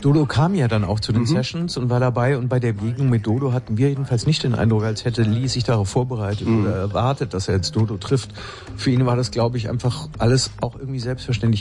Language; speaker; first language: German; native; German